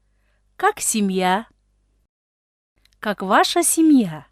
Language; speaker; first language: Russian; non-native, fluent; Tajik